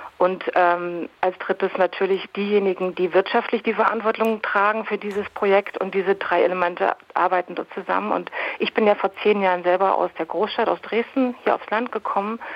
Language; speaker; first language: German; native; German